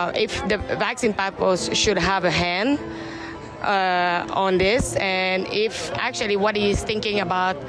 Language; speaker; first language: English; non-native, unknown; French